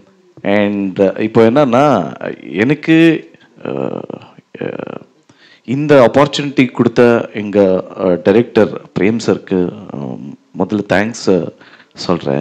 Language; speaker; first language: Tamil; non-native, learner; Kannada